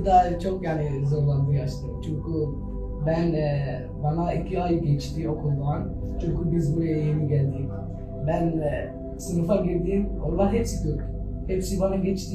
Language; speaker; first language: Turkish; non-native, learner; Arabic